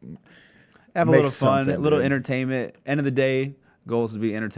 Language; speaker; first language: English; native; English